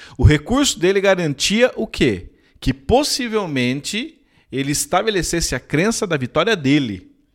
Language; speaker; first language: Portuguese; native; Portuguese